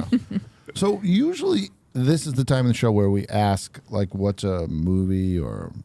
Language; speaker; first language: English; native; English